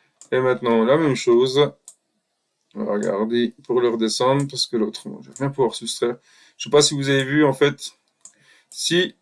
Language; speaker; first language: French; native; French